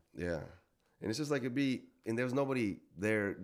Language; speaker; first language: English; non-native, fluent; Spanish